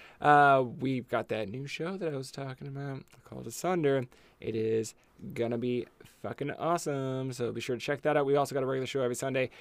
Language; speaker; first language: English; native; English